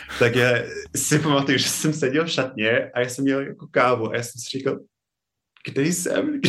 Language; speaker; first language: Czech; non-native, fluent; English